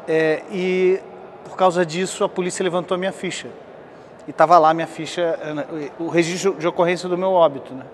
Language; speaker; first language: Portuguese; native; Portuguese